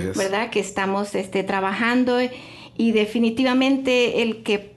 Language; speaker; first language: Spanish; native; Spanish